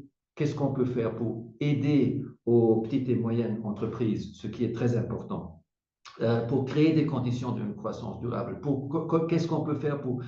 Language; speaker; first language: French; non-native, fluent; German